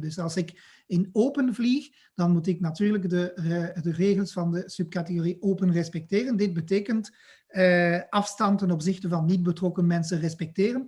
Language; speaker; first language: Dutch; non-native, local second language; French